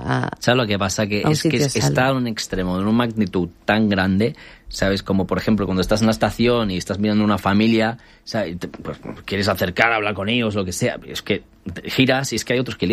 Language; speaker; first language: Spanish; native; Spanish